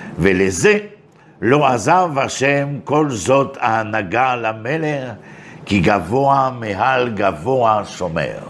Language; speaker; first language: Hebrew; non-native, fluent; French